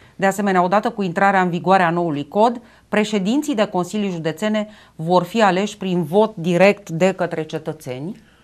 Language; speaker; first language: Romanian; native; Romanian